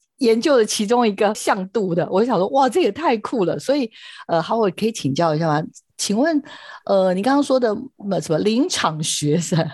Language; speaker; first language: Chinese; native; Chinese